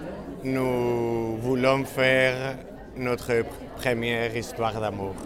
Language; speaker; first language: French; non-native, learner; Spanish